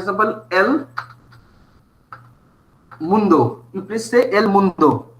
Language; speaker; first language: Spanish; non-native, fluent; Bangla